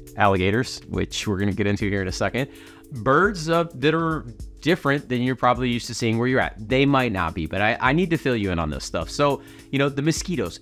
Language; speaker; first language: English; native; English